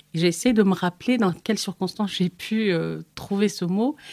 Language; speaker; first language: French; non-native, fluent; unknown